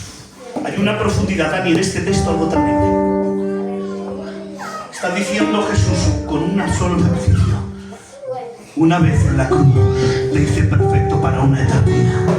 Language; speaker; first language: Spanish; native; Spanish